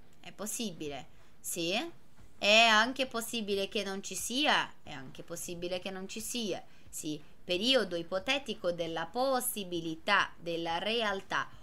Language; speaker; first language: Italian; non-native, fluent; Portuguese